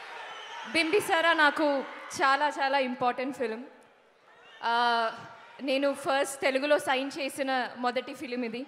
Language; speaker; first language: Telugu; non-native, learner; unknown